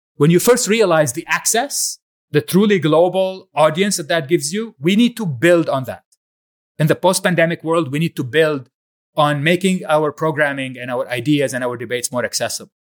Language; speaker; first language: English; non-native, fluent; Arabic